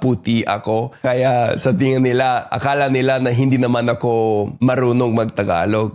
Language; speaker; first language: Filipino; non-native, fluent; English